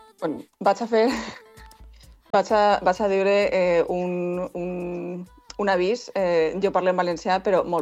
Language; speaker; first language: Catalan; non-native, local second language; Spanish